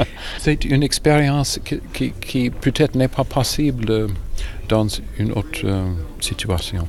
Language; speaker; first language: French; non-native, learner; English